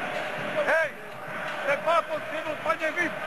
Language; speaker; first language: French; non-native, learner; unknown